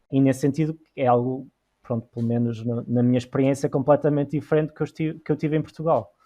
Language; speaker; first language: Portuguese; native; Portuguese